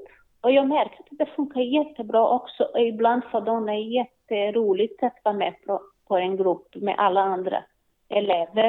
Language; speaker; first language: Swedish; non-native, learner; Portuguese